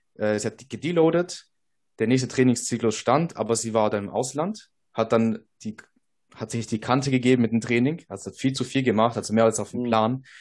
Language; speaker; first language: German; native; German